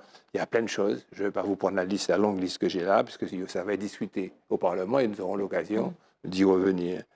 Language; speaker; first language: French; native; French